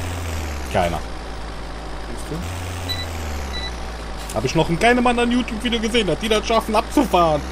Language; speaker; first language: German; native; German